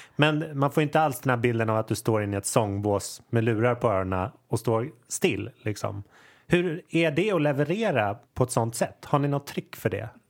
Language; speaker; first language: Swedish; native; Swedish